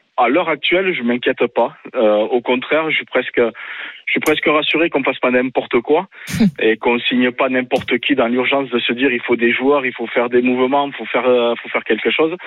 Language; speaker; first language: French; native; French